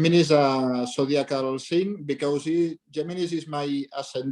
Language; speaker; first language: English; non-native, learner; Catalan